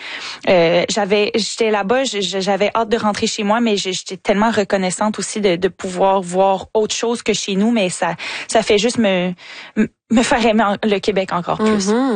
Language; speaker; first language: French; native; French